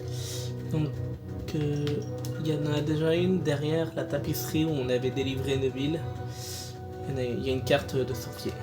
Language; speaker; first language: French; native; French